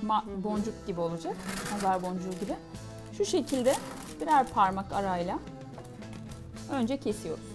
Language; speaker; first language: Turkish; native; Turkish